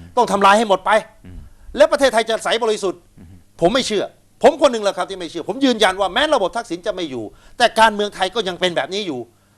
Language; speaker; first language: Thai; native; Thai